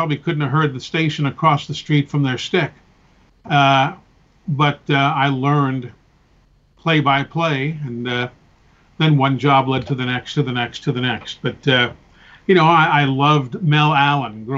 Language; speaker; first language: English; native; English